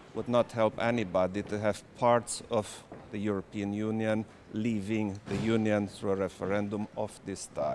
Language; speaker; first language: English; non-native, fluent; Romanian